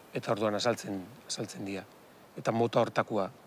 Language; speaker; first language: Basque; native; Basque